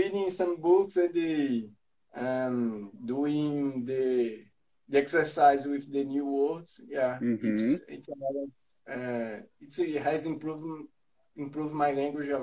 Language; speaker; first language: English; non-native, learner; Portuguese